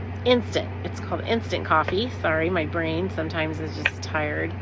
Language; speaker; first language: English; native; English